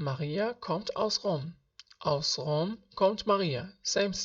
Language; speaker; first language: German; non-native, learner; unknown